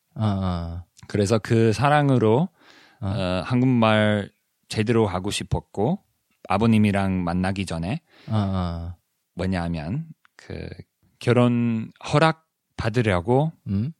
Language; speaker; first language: Korean; non-native, fluent; English